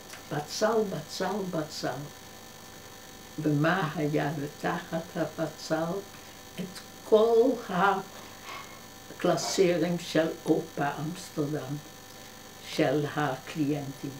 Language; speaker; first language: Hebrew; non-native, fluent; Dutch